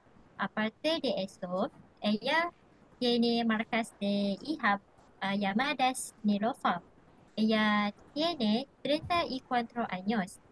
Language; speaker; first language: Spanish; non-native, learner; Malay